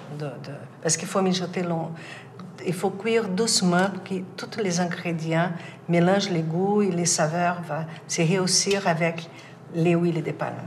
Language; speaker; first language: French; non-native, fluent; Portuguese